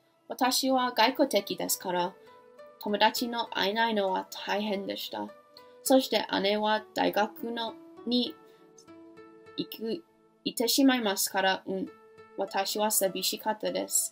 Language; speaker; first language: Japanese; non-native, learner; English